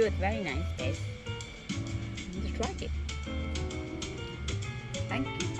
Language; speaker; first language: English; non-native, learner; Thai